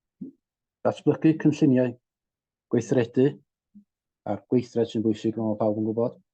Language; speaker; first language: Welsh; native; Welsh